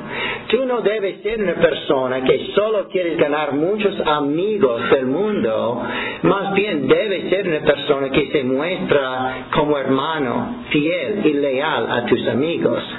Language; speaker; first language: Spanish; non-native, fluent; English